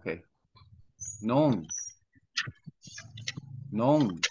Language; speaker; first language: Vietnamese; non-native, learner; Korean